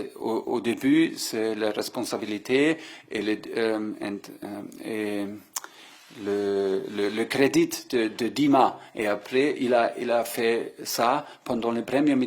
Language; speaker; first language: French; non-native, fluent; German